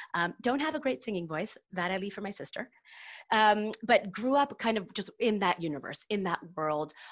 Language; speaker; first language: English; native; English